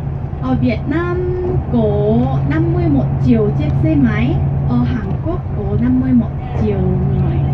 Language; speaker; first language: Vietnamese; non-native, learner; Korean